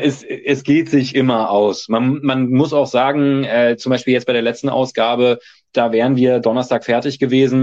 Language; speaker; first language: German; native; German